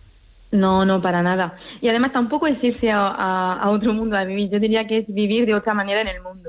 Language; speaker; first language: Spanish; early bilingual, heritage; French